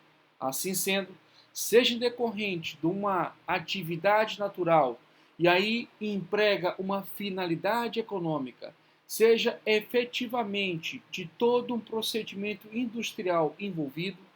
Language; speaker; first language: Portuguese; native; Portuguese